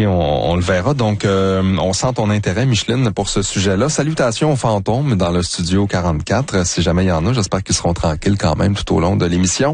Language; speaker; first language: French; native; French